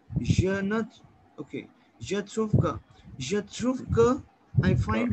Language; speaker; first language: French; non-native, learner; Hindi